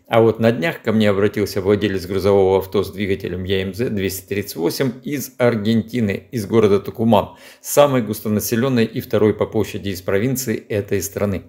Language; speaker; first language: Russian; native; Russian